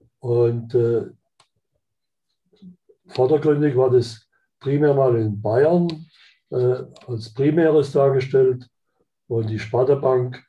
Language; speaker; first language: German; native; German